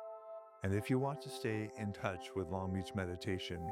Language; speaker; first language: English; native; English